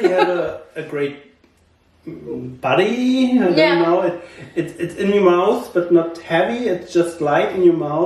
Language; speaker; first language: English; non-native, learner; German